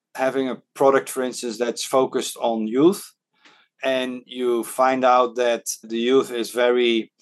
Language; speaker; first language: English; non-native, fluent; Dutch